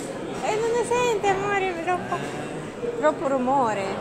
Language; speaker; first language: Italian; non-native, learner; Russian